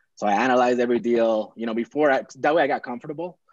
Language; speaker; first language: English; early bilingual, other home language; Spanish